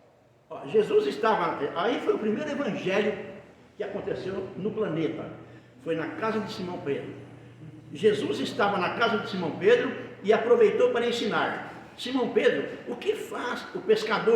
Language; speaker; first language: Portuguese; native; Portuguese